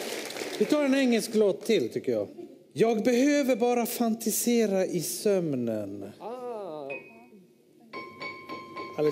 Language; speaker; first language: Swedish; native; Swedish